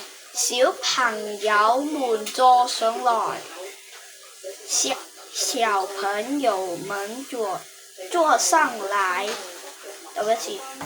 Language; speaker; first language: Chinese; non-native, local second language; Cantonese